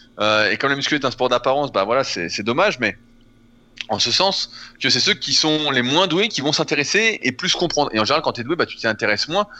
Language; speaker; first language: French; native; French